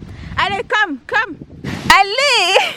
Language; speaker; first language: French; native; French